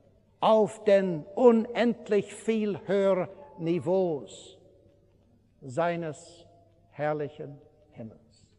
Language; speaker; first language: German; non-native, fluent; English